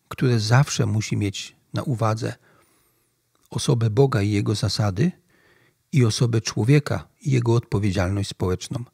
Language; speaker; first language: Polish; native; Polish